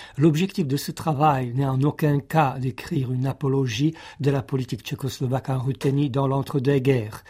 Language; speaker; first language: French; non-native, fluent; Czech